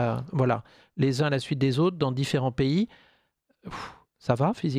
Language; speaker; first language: French; native; French